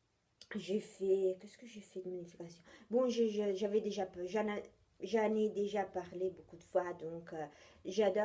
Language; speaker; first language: French; non-native, fluent; Italian